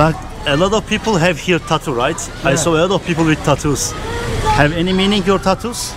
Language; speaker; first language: English; non-native, learner; Turkish